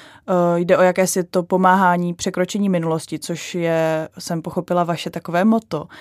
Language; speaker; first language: Czech; native; Czech